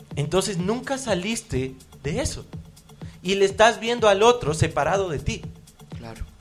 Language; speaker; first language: Spanish; native; Spanish